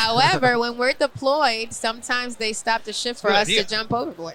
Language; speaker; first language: English; non-native, fluent; Spanish